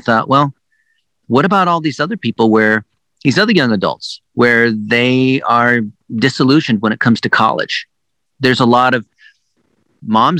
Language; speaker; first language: English; early bilingual, other home language; Chinese